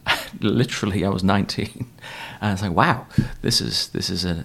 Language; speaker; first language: English; native; English